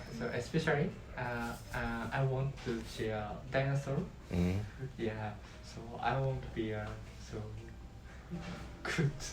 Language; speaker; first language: English; non-native, learner; Japanese